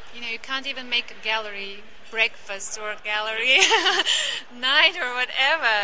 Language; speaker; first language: English; non-native, fluent; Croatian